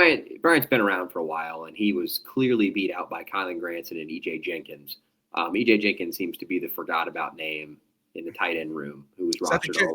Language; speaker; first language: English; native; English